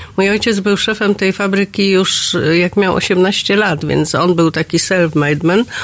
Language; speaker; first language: Polish; native; Polish